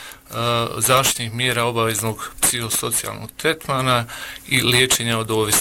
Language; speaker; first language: Bosnian; native; Bosnian